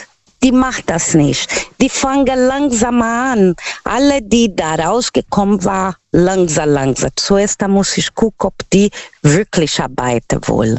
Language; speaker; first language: German; non-native, learner; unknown